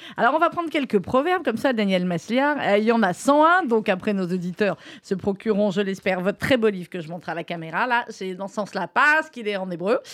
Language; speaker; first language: French; native; French